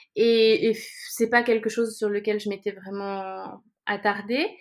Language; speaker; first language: French; native; French